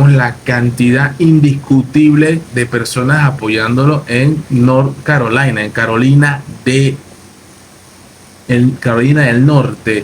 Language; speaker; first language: Spanish; native; Spanish